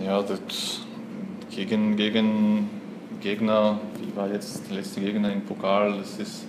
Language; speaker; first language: German; non-native, fluent; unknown